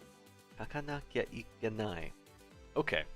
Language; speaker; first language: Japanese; non-native, learner; English